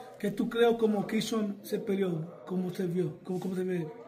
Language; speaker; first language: Spanish; non-native, fluent; English